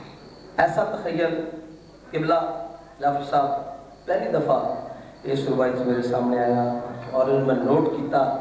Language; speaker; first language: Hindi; non-native, local second language; Punjabi